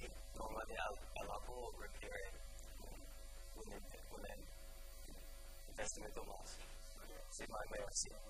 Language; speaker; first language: Spanish; non-native, fluent; English